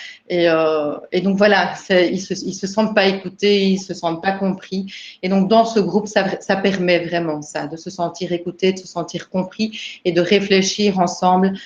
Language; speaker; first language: French; native; French